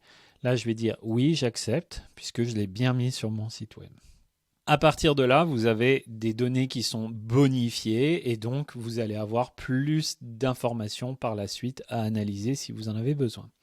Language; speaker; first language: French; native; French